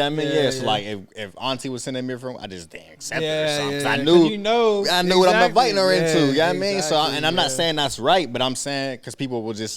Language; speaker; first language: English; native; English